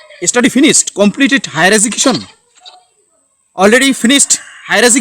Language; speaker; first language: English; non-native, learner; Bangla